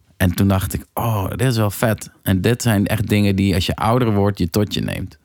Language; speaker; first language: Dutch; native; Dutch